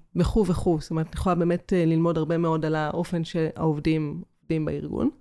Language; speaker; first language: Hebrew; native; Hebrew